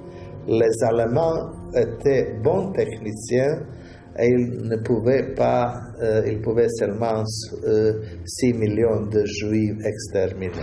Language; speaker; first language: French; non-native, fluent; Russian